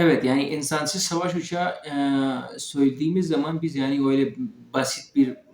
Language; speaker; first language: Turkish; non-native, learner; Urdu